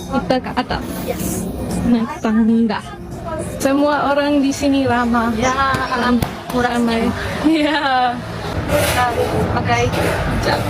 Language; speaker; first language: Indonesian; non-native, learner; Persian